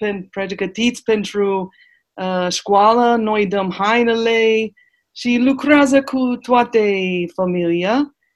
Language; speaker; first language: Romanian; non-native, learner; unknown